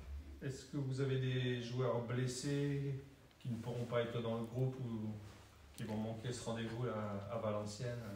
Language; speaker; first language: French; native; French